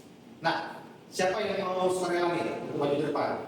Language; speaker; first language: Indonesian; native; Indonesian